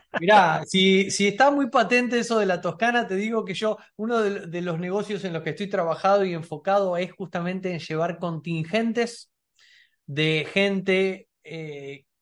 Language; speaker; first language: Spanish; native; Spanish